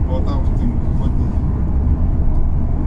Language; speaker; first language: Polish; non-native, learner; Russian